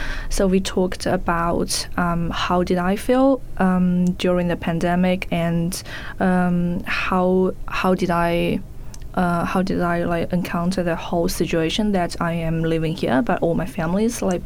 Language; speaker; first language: English; non-native, fluent; Chinese